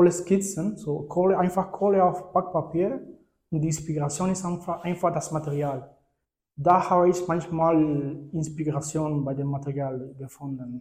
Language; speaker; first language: German; non-native, fluent; Spanish